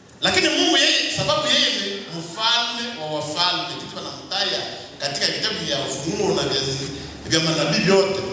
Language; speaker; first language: Swahili; non-native, local second language; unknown